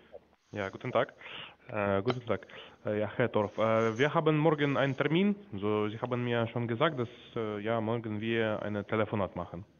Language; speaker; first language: German; non-native, learner; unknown